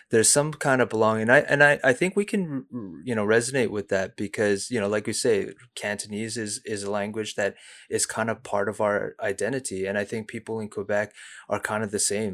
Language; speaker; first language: English; early bilingual, other home language; Cantonese